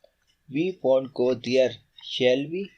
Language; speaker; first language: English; non-native, learner; Urdu